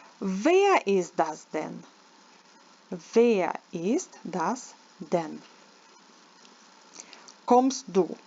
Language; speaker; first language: German; non-native, learner; Ukrainian